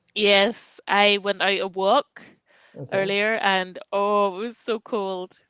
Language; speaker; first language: English; native; English